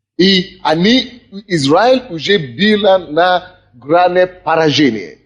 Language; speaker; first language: Russian; non-native, fluent; Yoruba